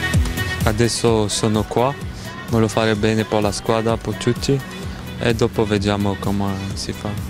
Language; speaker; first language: Italian; non-native, learner; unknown